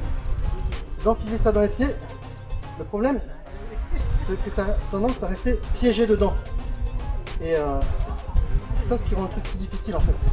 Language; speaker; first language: French; native; French